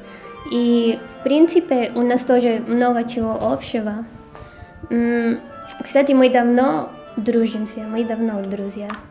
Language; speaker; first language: Russian; non-native, fluent; Spanish